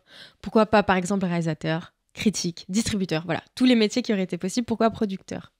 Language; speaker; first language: French; native; French